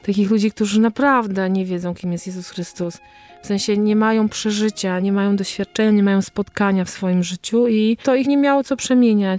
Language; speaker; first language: Polish; native; Polish